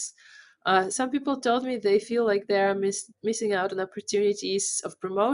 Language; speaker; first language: English; non-native, fluent; Polish